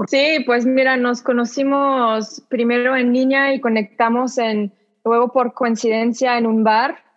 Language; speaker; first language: Spanish; non-native, fluent; French